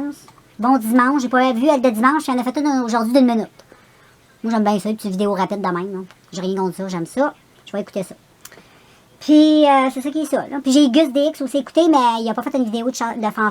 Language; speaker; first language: French; native; French